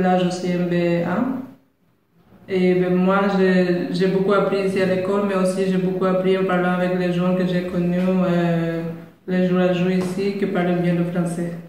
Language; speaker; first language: French; non-native, learner; Spanish